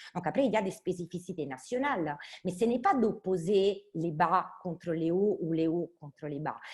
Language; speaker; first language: French; non-native, fluent; Italian